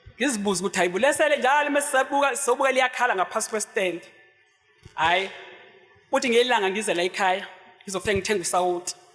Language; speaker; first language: Zulu; native; Zulu